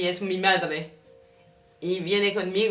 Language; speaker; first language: Spanish; non-native, learner; French